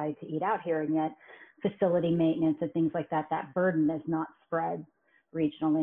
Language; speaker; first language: English; native; English